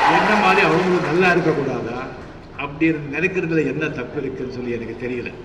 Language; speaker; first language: Tamil; non-native, local second language; Marathi